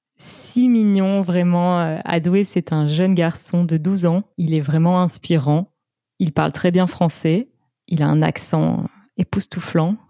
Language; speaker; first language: French; native; French